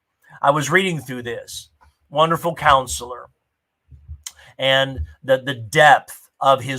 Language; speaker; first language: English; native; English